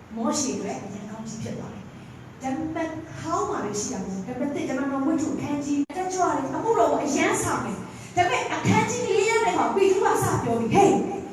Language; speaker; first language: Burmese; non-native, local second language; Hakha Chin